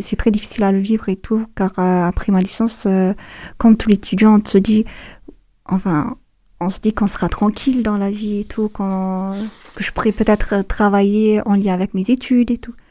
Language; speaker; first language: French; non-native, fluent; Amharic